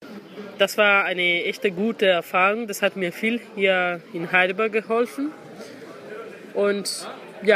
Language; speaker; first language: German; non-native, fluent; Italian